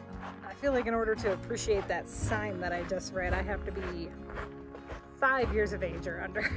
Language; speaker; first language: English; native; English